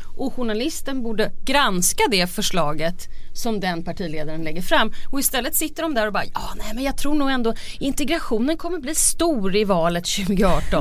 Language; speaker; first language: Swedish; native; Swedish